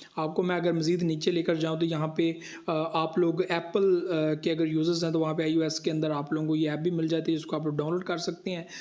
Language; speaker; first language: Urdu; non-native, local second language; Punjabi